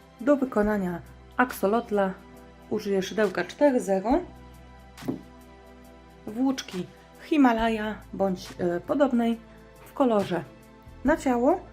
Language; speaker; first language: Polish; native; Polish